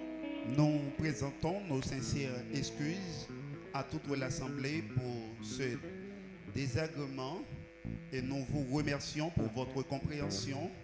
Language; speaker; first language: French; non-native, local second language; Haitian Creole